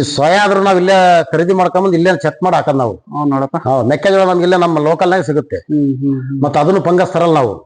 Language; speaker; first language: Kannada; native; Kannada